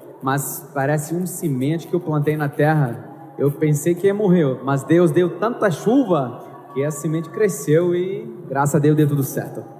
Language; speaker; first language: Portuguese; non-native, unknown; Arabic